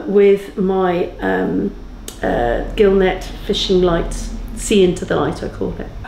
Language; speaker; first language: English; native; English